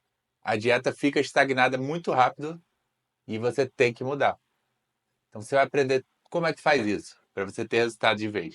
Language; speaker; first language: Portuguese; native; Portuguese